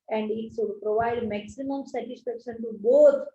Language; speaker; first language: English; non-native, local second language; Gujarati